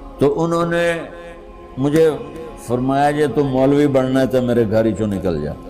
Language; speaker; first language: Urdu; non-native, local second language; Punjabi